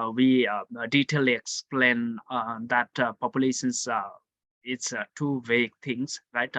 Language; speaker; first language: English; non-native, local second language; Nepali